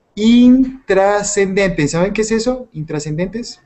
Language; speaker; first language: Spanish; native; Spanish